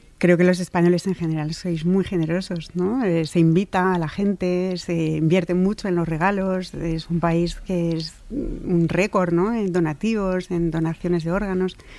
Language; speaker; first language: Spanish; non-native, fluent; French